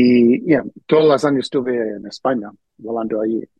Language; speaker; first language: Spanish; early bilingual, heritage; Spanish